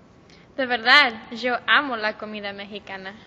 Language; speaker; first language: Spanish; non-native, learner; English